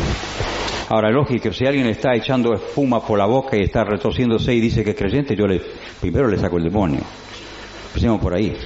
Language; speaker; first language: Spanish; native; Spanish